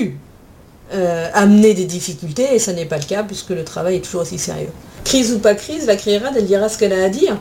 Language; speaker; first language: French; native; French